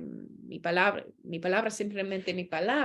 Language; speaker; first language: Spanish; non-native, fluent; English